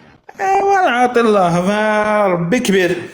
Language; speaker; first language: Arabic; native; Arabic